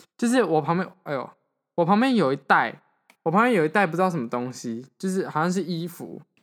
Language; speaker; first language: Chinese; native; Chinese